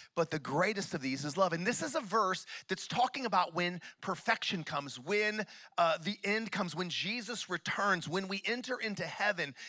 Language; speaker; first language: English; native; English